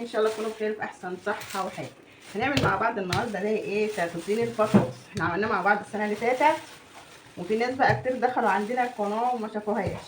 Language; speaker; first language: Arabic; native; Arabic